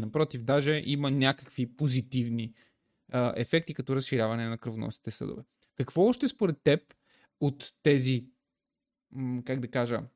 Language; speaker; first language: Bulgarian; native; Bulgarian